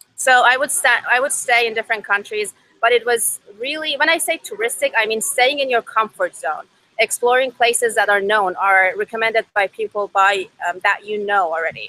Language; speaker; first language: English; non-native, fluent; Persian